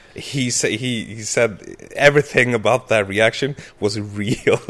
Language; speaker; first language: English; early bilingual, other home language; Icelandic